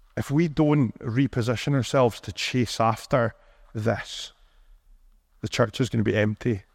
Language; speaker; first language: English; native; English